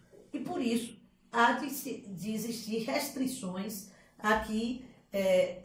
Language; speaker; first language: Portuguese; native; Portuguese